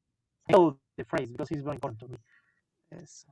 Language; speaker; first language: English; non-native, learner; Spanish